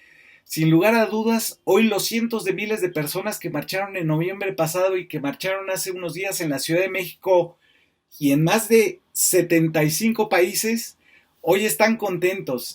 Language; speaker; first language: Spanish; native; Spanish